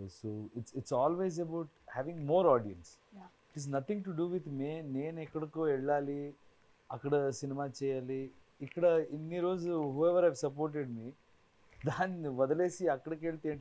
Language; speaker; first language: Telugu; non-native, fluent; Kannada